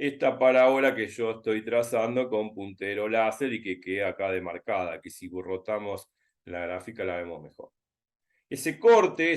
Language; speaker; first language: Spanish; native; Spanish